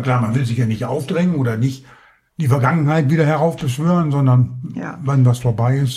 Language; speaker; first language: German; native; German